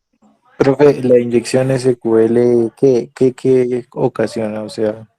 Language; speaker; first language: Spanish; native; Spanish